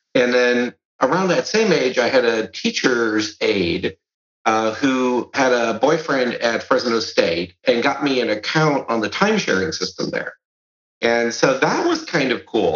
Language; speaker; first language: English; early bilingual, other home language; Serbian